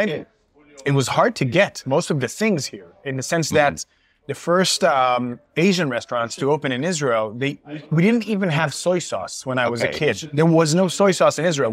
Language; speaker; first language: English; non-native, fluent; Hebrew